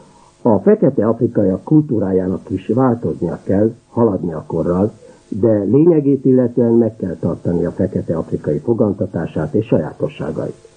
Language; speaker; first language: Hungarian; native; Hungarian